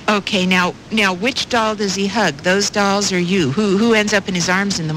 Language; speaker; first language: English; native; English